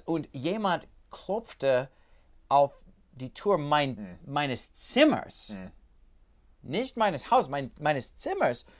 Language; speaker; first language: German; non-native, learner; English